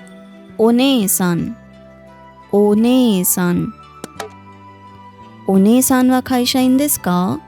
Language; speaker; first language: Japanese; non-native, fluent; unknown